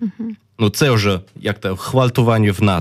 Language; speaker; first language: Ukrainian; non-native, learner; German